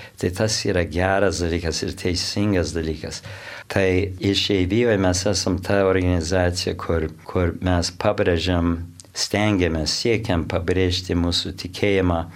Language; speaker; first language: Lithuanian; early bilingual, heritage; Lithuanian